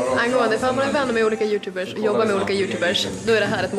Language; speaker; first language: Swedish; native; Swedish